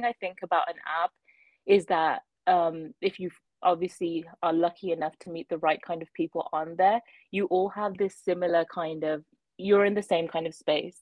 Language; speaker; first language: English; native; English